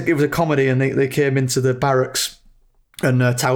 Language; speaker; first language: English; native; English